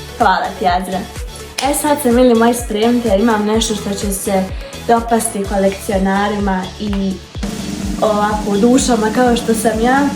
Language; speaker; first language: Bosnian; early bilingual, heritage; Bosnian